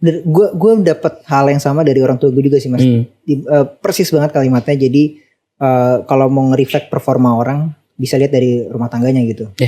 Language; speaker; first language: Indonesian; native; Indonesian